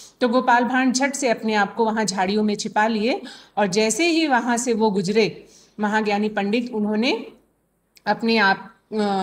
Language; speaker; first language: Hindi; native; Hindi